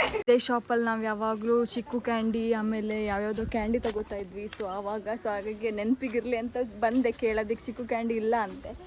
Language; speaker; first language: Kannada; non-native, local second language; Konkani